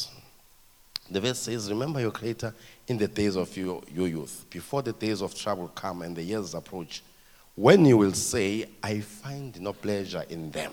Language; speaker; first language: English; non-native, local second language; Zulu